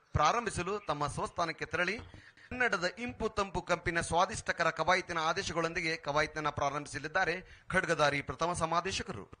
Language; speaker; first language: Kannada; native; Kannada